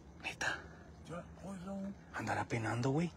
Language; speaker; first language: Spanish; native; Spanish